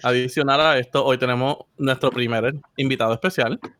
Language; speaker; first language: Spanish; native; Spanish